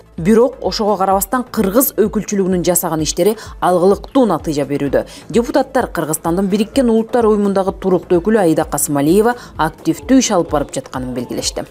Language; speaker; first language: Kyrgyz; native; Kyrgyz